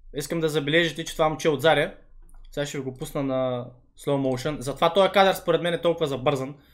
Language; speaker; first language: Bulgarian; early bilingual, other home language; Vietnamese